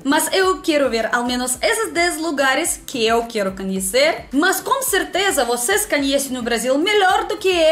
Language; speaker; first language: Portuguese; non-native, learner; Russian